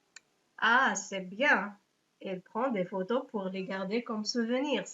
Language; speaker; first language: French; non-native, local second language; Arabic